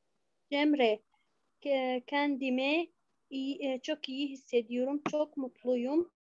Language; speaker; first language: Turkish; non-native, fluent; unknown